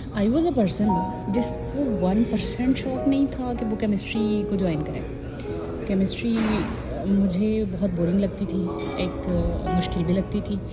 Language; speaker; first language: Urdu; non-native, local second language; Punjabi